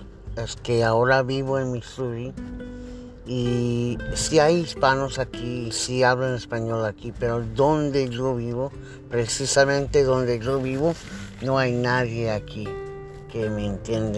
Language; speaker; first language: Spanish; early bilingual, heritage; English